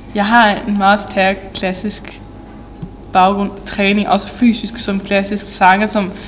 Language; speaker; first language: Danish; non-native, fluent; Portuguese